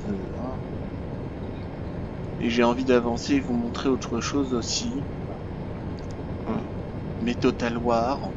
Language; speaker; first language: French; native; French